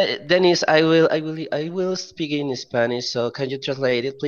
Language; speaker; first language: English; non-native, learner; Spanish